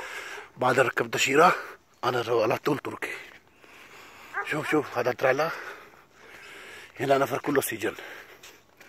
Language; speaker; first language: Arabic; non-native, learner; Urdu